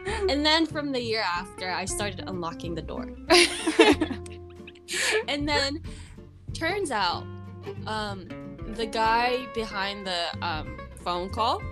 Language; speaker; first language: English; early bilingual, other home language; Japanese